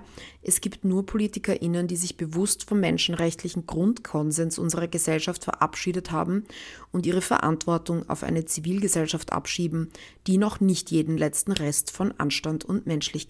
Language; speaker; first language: German; native; German